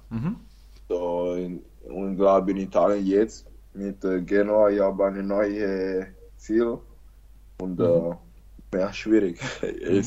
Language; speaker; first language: German; non-native, learner; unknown